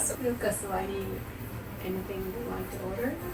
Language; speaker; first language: English; non-native, learner; Japanese